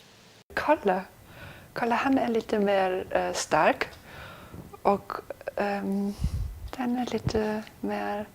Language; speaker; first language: Swedish; non-native, fluent; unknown